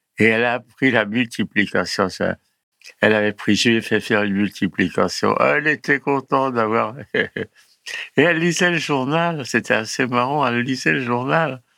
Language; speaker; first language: French; early bilingual, other home language; Italian